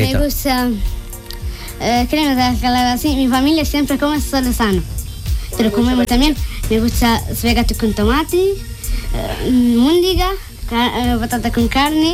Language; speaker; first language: Spanish; non-native, learner; Arabic